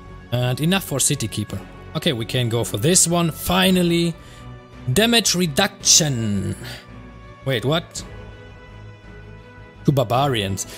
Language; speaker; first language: English; non-native, fluent; German